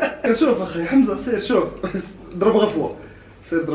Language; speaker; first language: Arabic; native; Arabic